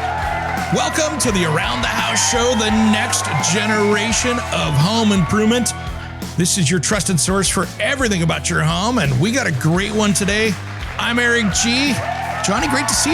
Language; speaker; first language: English; native; English